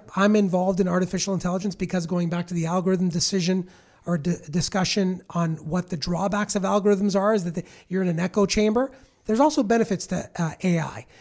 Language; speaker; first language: English; native; English